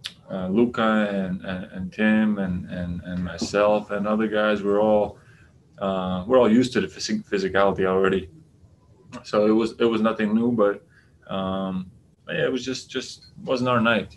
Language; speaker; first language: English; non-native, fluent; Latvian